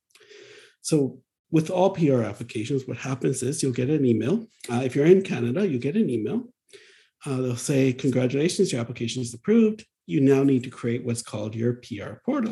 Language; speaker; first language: English; native; English